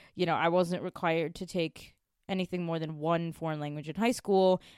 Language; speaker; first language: English; native; English